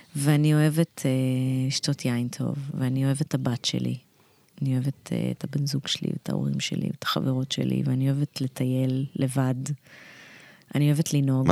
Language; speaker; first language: Hebrew; early bilingual, other home language; Russian